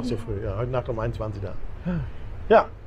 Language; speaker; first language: German; native; German